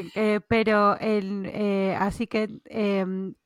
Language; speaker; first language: Spanish; native; Spanish